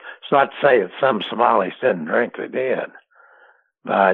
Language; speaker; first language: English; native; English